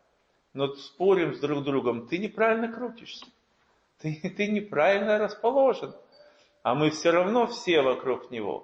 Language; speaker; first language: Russian; native; Russian